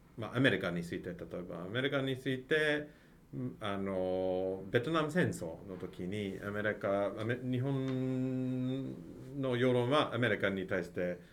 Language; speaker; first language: Japanese; non-native, fluent; English